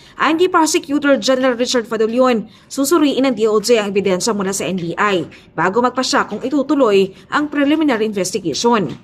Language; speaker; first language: Filipino; native; Filipino